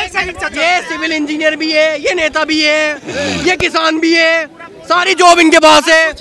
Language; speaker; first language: Hindi; native; Hindi